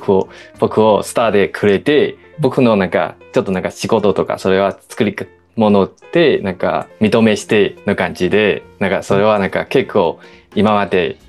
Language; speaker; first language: Japanese; non-native, learner; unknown